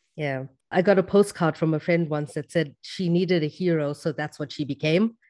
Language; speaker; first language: English; native; English